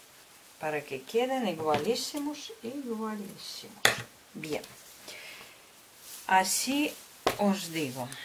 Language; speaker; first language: Spanish; non-native, fluent; Russian